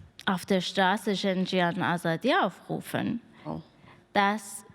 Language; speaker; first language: German; non-native, fluent; Persian